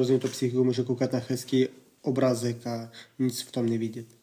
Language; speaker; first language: Czech; non-native, fluent; Russian